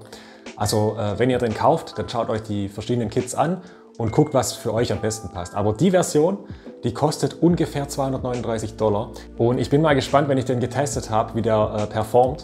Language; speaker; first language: German; native; German